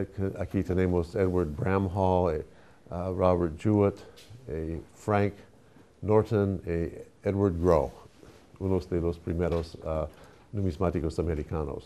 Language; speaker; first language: Spanish; non-native, fluent; English